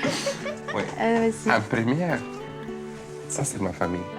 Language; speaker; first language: French; non-native, fluent; Spanish